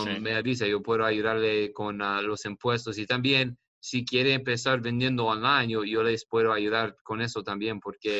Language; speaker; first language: Spanish; non-native, learner; English